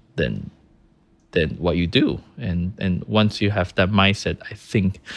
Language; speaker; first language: English; early bilingual, other home language; Chinese